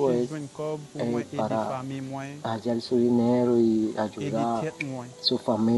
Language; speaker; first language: Spanish; non-native, learner; Haitian Creole